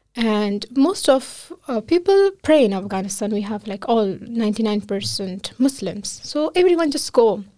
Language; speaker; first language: English; non-native, fluent; Pashto